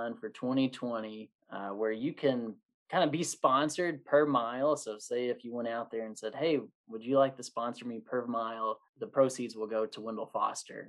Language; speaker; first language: English; native; English